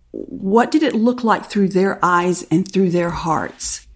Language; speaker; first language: English; native; English